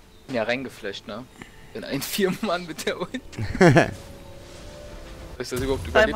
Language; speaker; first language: German; native; German